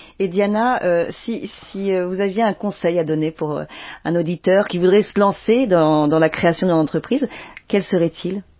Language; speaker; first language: French; native; French